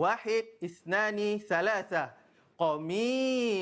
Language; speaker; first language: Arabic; non-native, fluent; Malay